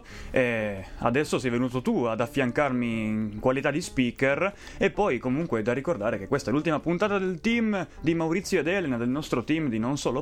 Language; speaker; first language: Italian; native; Italian